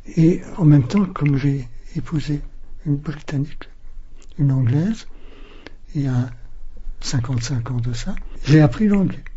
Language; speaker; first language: French; non-native, fluent; German